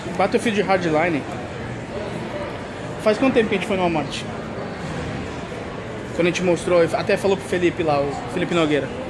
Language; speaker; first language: Portuguese; native; Portuguese